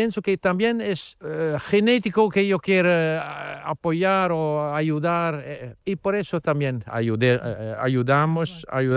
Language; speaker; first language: Spanish; non-native, learner; Dutch